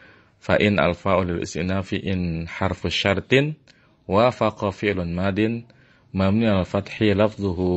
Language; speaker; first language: Arabic; non-native, fluent; Indonesian